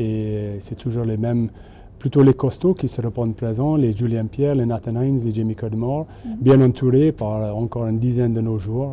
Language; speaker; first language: French; non-native, fluent; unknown